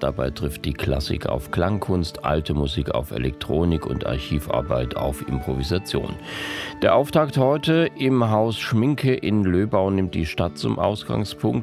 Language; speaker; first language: German; native; German